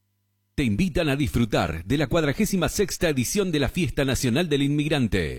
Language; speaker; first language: Spanish; native; Spanish